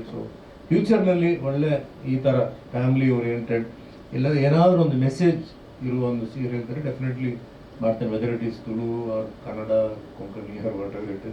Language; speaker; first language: Kannada; non-native, local second language; Tulu